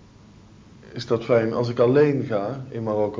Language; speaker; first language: Dutch; native; Dutch